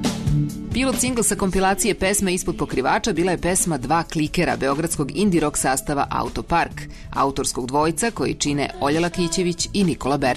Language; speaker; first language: Serbian; native; Serbian